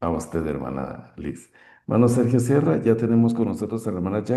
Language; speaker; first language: Spanish; native; Spanish